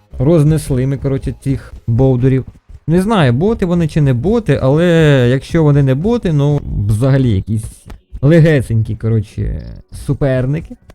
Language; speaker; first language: Ukrainian; non-native, local second language; Russian